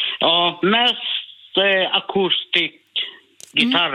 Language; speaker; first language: Swedish; non-native, learner; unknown